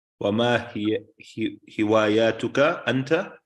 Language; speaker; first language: Arabic; non-native, learner; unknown